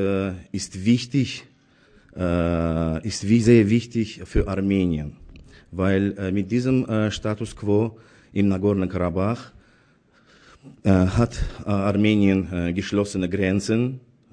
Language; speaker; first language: German; non-native, fluent; Azerbaijani